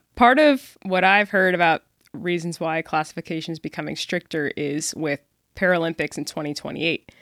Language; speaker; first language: English; native; English